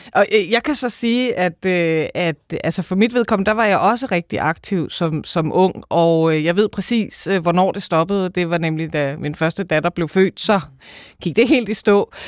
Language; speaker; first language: Danish; native; Danish